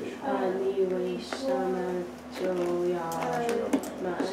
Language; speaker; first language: Chinese; non-native, learner; English